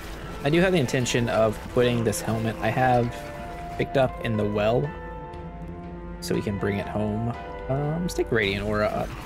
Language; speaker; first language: English; native; English